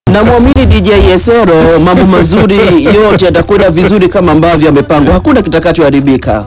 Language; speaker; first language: Swahili; native; Swahili